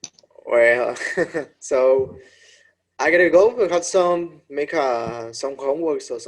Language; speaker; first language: English; non-native, learner; Spanish